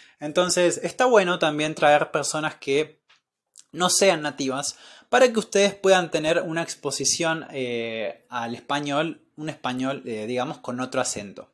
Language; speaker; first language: Spanish; native; Spanish